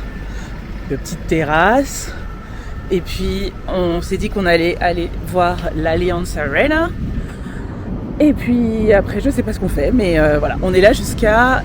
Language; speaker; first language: French; native; French